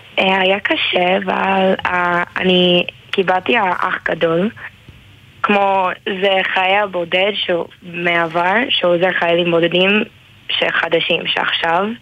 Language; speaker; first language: Hebrew; non-native, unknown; English